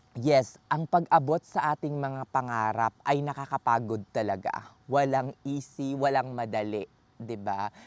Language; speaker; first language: Filipino; native; Filipino